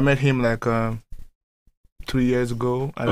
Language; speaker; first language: English; non-native, local second language; Yoruba